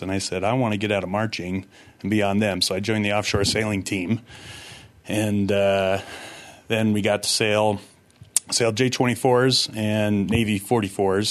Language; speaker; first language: English; native; English